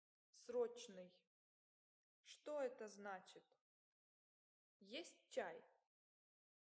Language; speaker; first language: Russian; non-native, learner; English